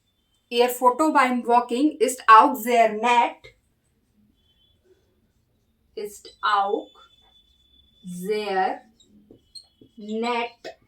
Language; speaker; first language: German; non-native, learner; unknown